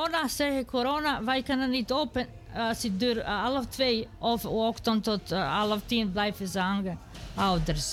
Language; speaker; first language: Dutch; non-native, learner; Serbian